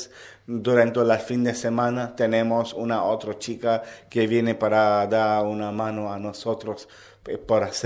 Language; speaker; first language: Spanish; non-native, learner; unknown